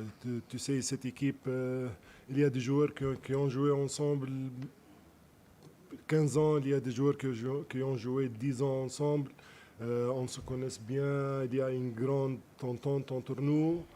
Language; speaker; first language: French; non-native, local second language; Arabic